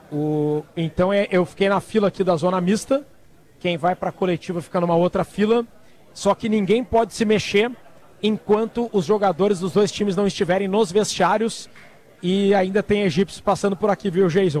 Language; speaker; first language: Portuguese; native; Portuguese